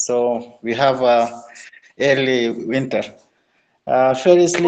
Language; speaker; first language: English; non-native, learner; Arabic